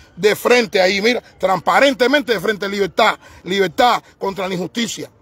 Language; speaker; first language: Spanish; native; Spanish